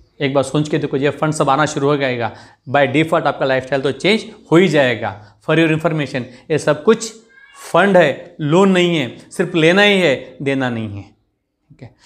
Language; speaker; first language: Hindi; non-native, local second language; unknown